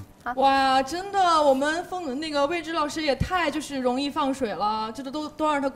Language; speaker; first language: Chinese; native; Chinese